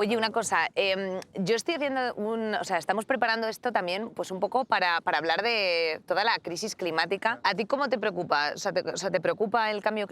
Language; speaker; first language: Spanish; native; Spanish